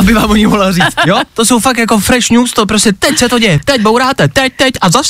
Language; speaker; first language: Czech; native; Czech